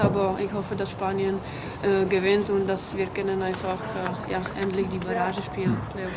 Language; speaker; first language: German; non-native, fluent; Czech